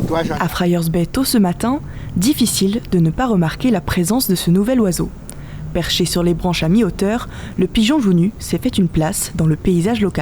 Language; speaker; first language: French; native; French